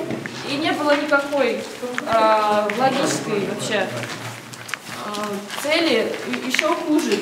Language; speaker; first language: Russian; native; Russian